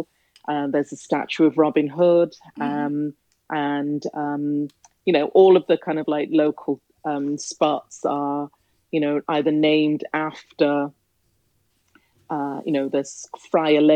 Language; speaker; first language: English; native; English